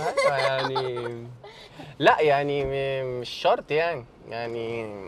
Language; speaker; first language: Arabic; native; Arabic